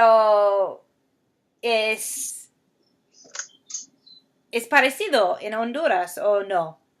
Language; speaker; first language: Spanish; non-native, fluent; English